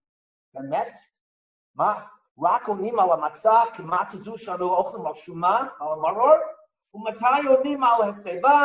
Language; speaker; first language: Hebrew; non-native, fluent; English